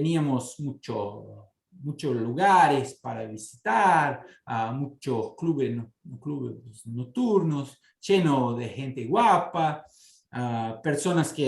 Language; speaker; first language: Spanish; non-native, fluent; Portuguese